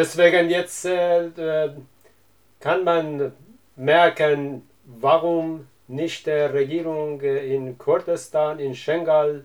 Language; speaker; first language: German; non-native, learner; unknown